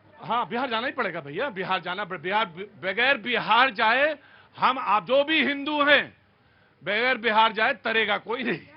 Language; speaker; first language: Hindi; native; Hindi